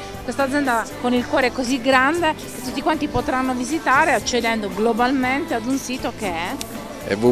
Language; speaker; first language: Italian; native; Italian